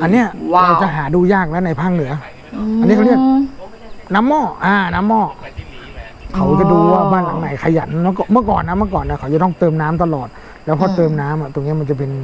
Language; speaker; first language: Thai; native; Thai